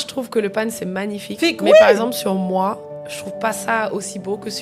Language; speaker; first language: French; native; French